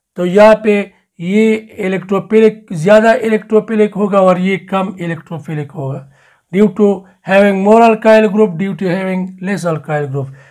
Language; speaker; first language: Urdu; non-native, local second language; Pashto